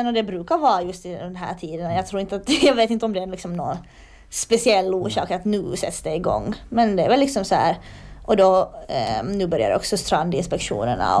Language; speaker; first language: Swedish; native; Swedish